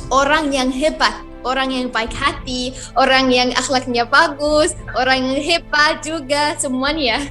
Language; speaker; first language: Indonesian; non-native, fluent; Arabic